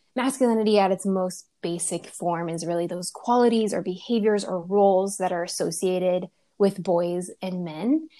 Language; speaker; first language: English; early bilingual, other home language; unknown